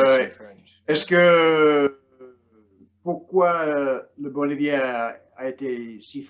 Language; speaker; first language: French; non-native, learner; English